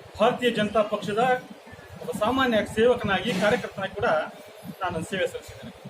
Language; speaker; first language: Kannada; native; Kannada